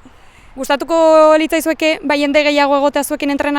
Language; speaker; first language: Basque; native; Basque